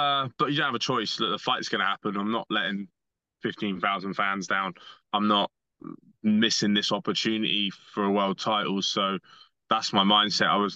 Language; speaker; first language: English; native; English